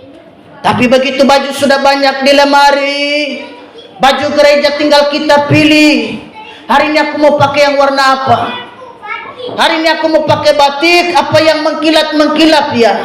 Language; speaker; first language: Indonesian; native; Indonesian